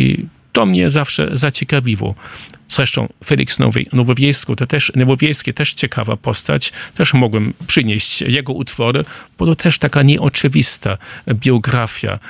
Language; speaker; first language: Polish; non-native, fluent; German